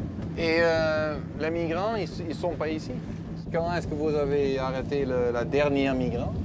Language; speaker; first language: French; non-native, learner; Dutch